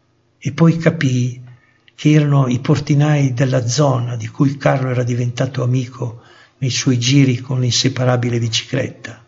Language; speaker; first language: Italian; native; Italian